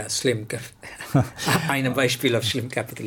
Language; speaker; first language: German; non-native, learner; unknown